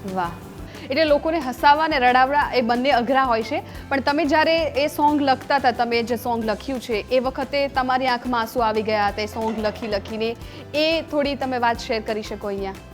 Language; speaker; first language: Gujarati; native; Gujarati